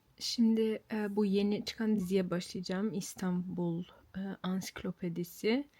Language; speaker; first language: Turkish; early bilingual, heritage; Turkish